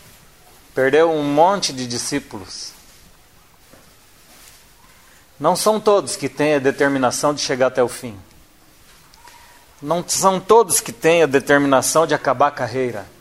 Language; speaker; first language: Portuguese; native; Portuguese